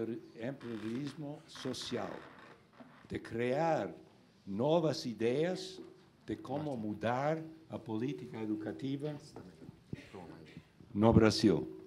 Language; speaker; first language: Portuguese; non-native, learner; Spanish